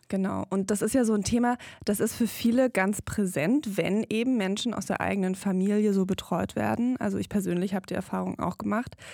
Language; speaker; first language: German; native; German